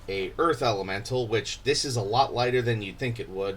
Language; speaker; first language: English; native; English